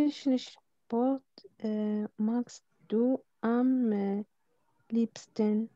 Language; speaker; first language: German; non-native, learner; Arabic